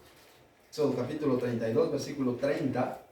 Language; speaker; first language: Spanish; native; Spanish